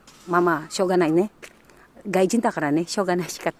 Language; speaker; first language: Japanese; non-native, learner; Filipino